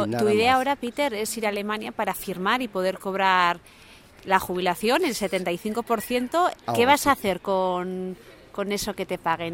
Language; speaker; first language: Spanish; native; Spanish